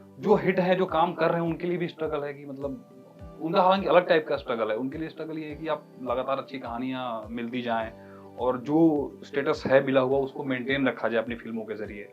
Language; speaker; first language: Hindi; non-native, local second language; Bhojpuri